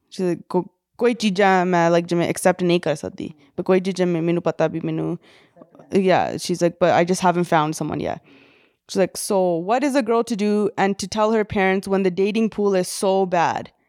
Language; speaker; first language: English; early bilingual, other home language; Punjabi